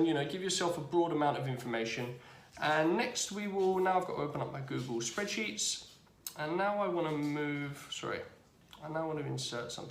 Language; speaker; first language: English; native; English